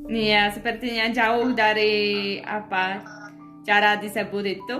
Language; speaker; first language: Indonesian; non-native, learner; Polish